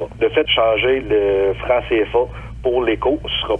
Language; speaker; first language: French; native; French